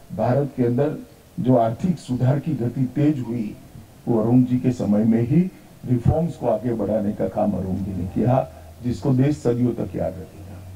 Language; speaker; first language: Hindi; non-native, local second language; Gujarati